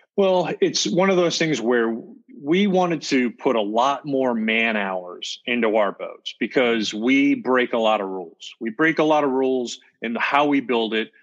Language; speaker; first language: English; native; English